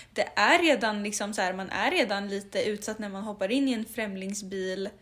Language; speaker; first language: Swedish; native; Swedish